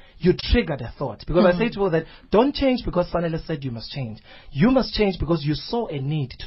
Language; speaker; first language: English; non-native, local second language; Zulu